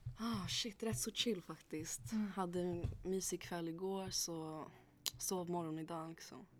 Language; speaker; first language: Swedish; early bilingual, other home language; English